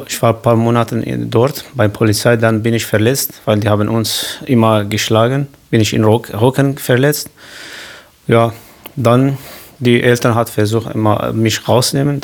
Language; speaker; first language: German; non-native, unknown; Kurdish